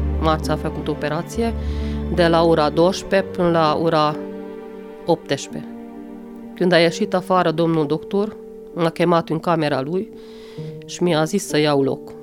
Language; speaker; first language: Romanian; non-native, local second language; Hungarian